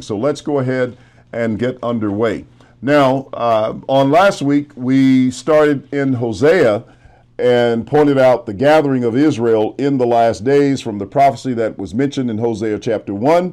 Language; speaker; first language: English; native; English